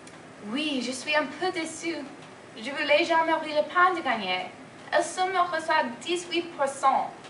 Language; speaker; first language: French; non-native, learner; English